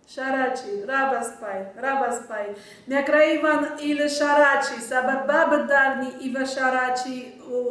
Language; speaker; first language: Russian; non-native, local second language; Assyrian Neo-Aramaic